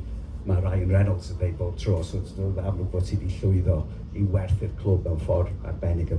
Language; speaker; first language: Welsh; native; Welsh